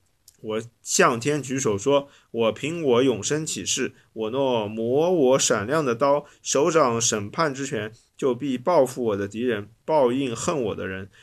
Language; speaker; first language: Chinese; native; Chinese